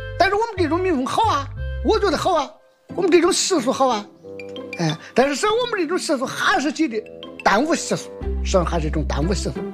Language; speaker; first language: Chinese; native; Chinese